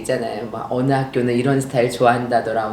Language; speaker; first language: Korean; native; Korean